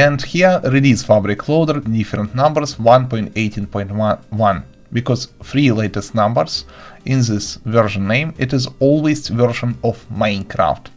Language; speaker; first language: English; non-native, learner; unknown